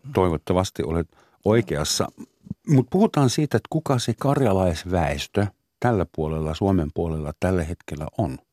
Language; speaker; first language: Finnish; non-native, fluent; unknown